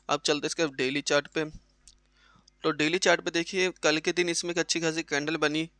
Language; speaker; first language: Hindi; native; Hindi